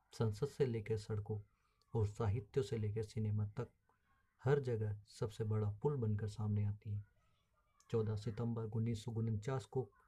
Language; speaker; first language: Hindi; native; Hindi